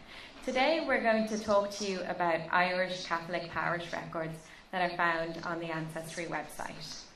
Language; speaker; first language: English; native; English